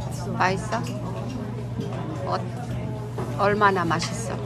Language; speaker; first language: Korean; non-native, fluent; Filipino